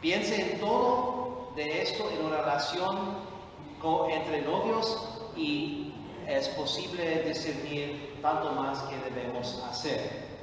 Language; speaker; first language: Spanish; non-native, fluent; English